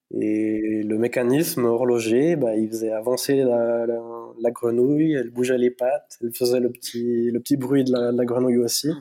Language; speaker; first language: French; native; French